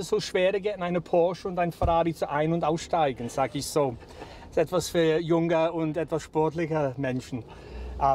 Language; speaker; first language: German; non-native, fluent; English